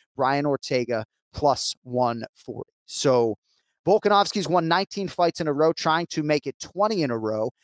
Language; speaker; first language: English; native; English